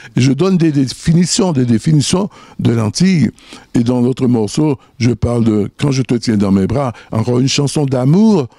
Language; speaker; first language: French; native; French